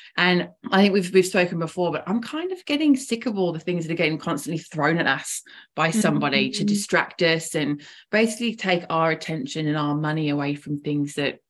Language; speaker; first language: English; native; English